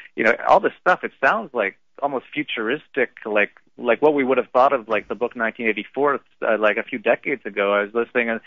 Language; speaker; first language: English; native; English